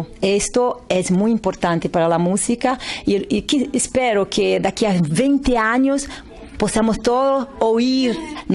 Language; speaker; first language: Spanish; non-native, learner; Portuguese